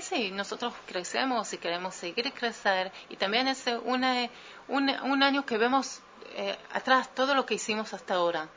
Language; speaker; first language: Spanish; early bilingual, heritage; Spanish